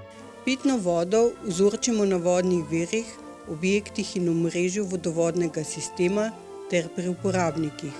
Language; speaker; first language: Slovenian; native; Slovenian